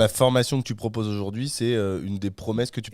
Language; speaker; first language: French; native; French